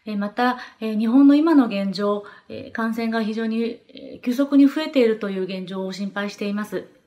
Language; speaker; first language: Japanese; native; Japanese